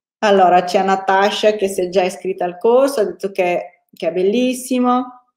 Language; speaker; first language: Italian; non-native, fluent; Portuguese